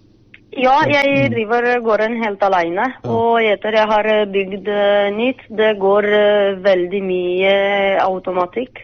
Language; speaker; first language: Norwegian; non-native, fluent; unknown